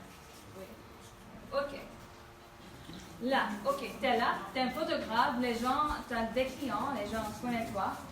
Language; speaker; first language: French; non-native, fluent; Dutch